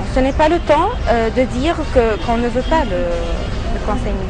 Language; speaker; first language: French; non-native, fluent; Arabic